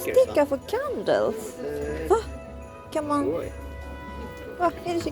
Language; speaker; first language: Swedish; non-native, learner; Japanese